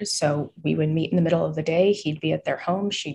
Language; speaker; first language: English; native; English